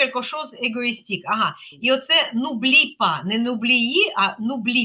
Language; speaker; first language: French; non-native, fluent; Ukrainian